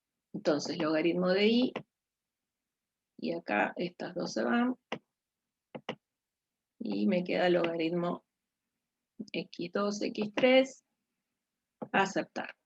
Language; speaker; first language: Spanish; native; Spanish